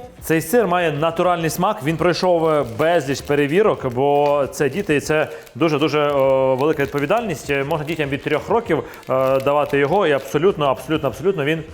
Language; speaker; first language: Ukrainian; native; Ukrainian